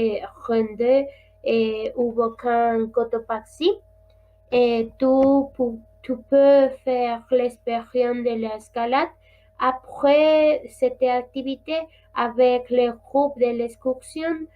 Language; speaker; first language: French; non-native, learner; Spanish